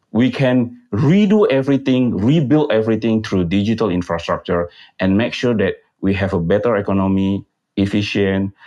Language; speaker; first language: English; non-native, fluent; Indonesian